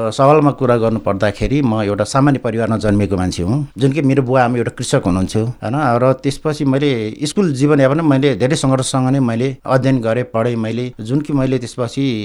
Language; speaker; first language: Nepali; non-native, local second language; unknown